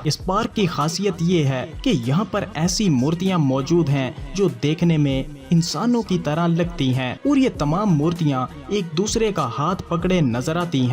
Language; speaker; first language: Urdu; native; Urdu